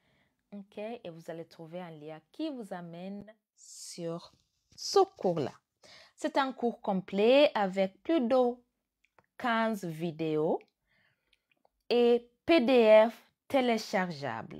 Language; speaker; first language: French; non-native, fluent; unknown